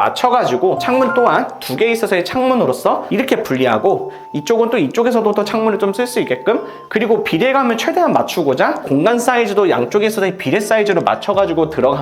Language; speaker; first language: Korean; native; Korean